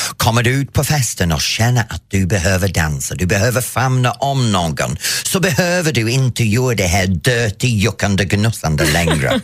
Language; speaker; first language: Swedish; non-native, fluent; English